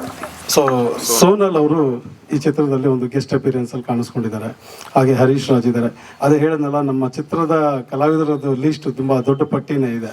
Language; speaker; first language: Kannada; native; Kannada